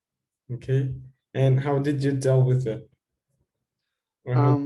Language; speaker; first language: English; non-native, fluent; Spanish